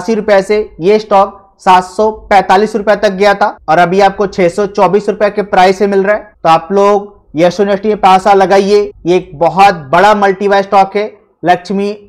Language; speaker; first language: Hindi; native; Hindi